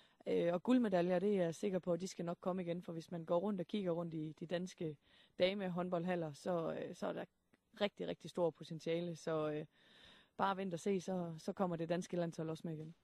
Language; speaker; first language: Danish; native; Danish